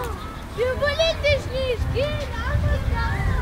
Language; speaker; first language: German; non-native, learner; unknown